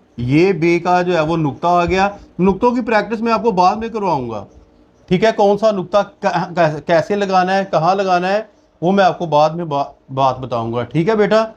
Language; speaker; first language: Urdu; native; Urdu